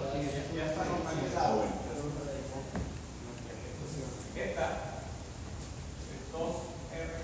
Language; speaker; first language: Spanish; native; Spanish